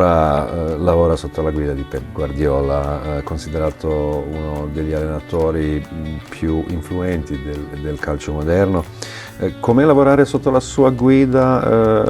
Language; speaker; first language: Italian; non-native, fluent; Slovenian